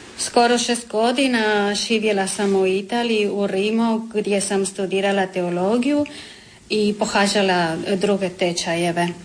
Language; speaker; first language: Croatian; non-native, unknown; Spanish